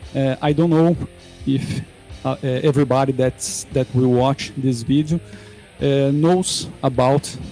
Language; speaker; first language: English; non-native, fluent; Portuguese